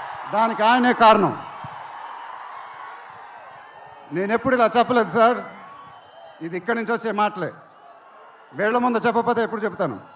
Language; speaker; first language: Telugu; native; Telugu